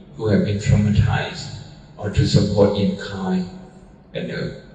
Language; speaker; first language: English; non-native, fluent; Burmese